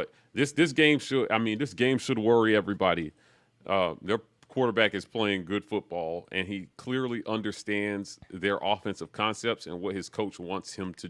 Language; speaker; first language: English; native; English